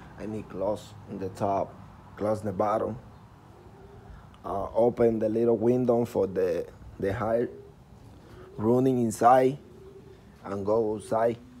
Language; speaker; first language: English; non-native, learner; Spanish